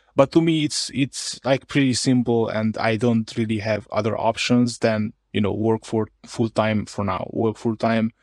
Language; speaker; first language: English; non-native, fluent; Hungarian